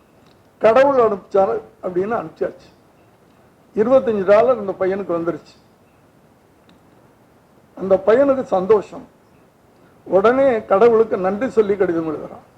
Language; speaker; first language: Tamil; native; Tamil